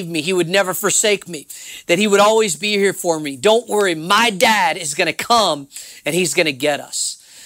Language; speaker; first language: English; native; English